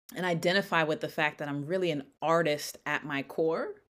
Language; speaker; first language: English; native; English